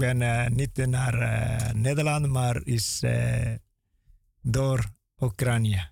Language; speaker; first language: Dutch; non-native, learner; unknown